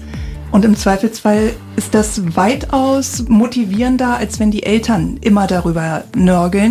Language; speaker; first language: German; native; German